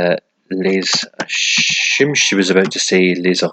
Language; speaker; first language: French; non-native, learner; English